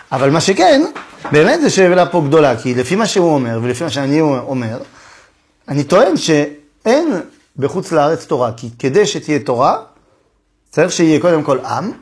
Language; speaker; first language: Hebrew; non-native, fluent; French